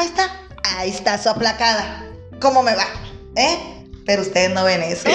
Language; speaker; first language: Spanish; native; Spanish